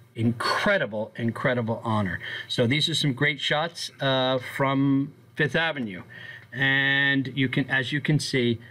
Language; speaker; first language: English; native; English